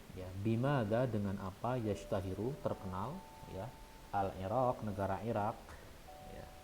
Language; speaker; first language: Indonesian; native; Indonesian